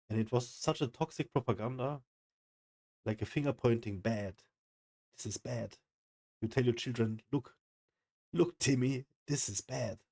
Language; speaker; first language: English; non-native, fluent; German